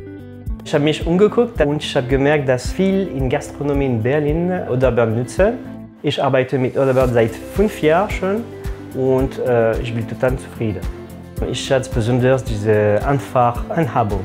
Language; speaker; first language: German; non-native, fluent; French